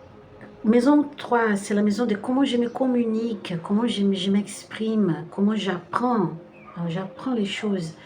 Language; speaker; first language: French; non-native, fluent; Portuguese